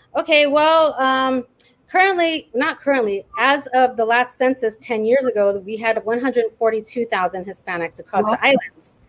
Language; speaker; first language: English; native; English